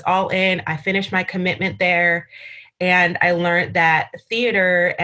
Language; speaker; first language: English; native; English